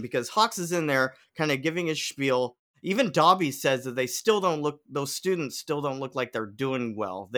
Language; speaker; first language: English; native; English